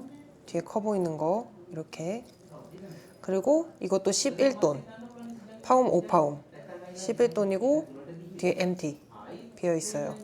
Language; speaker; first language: Korean; non-native, learner; Sinhala